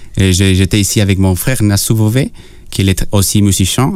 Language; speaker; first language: French; non-native, learner; Spanish